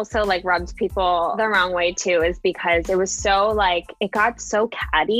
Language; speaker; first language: English; native; English